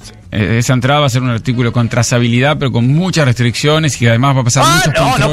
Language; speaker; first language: Spanish; native; Spanish